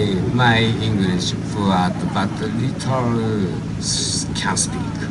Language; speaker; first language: English; non-native, learner; Japanese